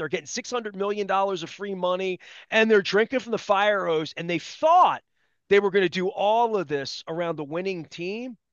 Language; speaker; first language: English; native; English